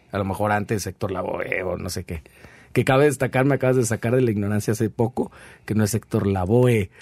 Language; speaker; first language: Spanish; native; Spanish